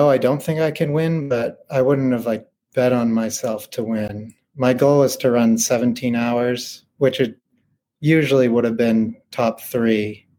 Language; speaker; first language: English; native; English